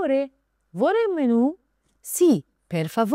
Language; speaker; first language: Italian; non-native, learner; Arabic